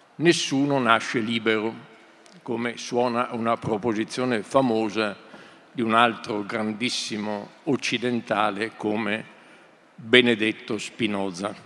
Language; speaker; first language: Italian; native; Italian